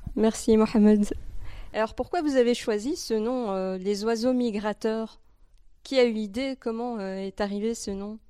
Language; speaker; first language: French; native; French